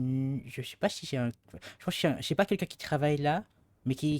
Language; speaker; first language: French; native; French